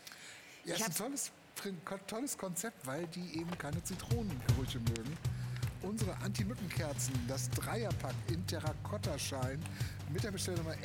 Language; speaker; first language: German; native; German